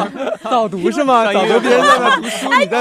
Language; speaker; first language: Chinese; native; Chinese